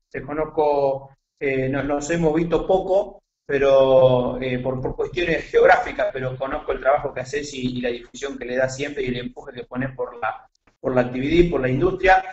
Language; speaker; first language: Spanish; native; Spanish